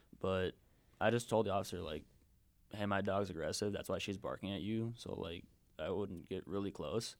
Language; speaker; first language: English; early bilingual, other home language; Spanish